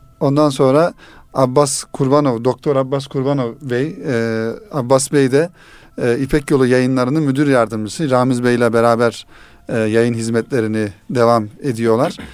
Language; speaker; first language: Turkish; native; Turkish